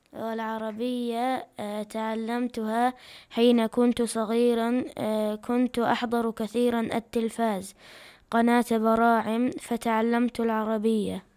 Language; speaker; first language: Arabic; early bilingual, other home language; Chechen